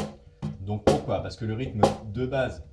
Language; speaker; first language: French; native; French